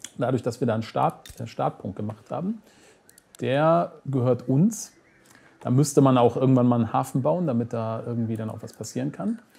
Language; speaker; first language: German; native; German